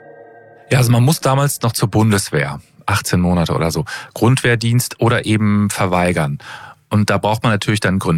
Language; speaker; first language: German; native; German